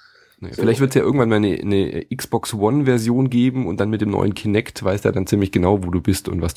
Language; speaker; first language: German; native; German